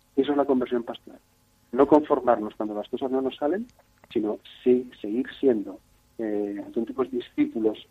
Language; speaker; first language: Spanish; native; Spanish